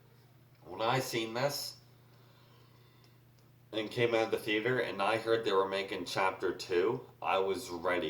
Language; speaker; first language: English; native; English